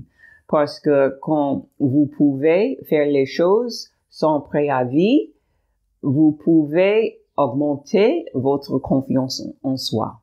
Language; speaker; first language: French; non-native, learner; English